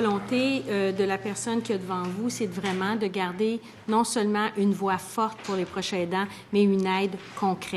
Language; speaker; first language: French; native; French